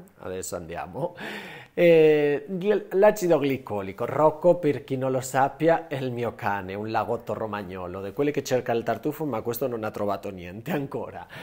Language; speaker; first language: Italian; non-native, fluent; Spanish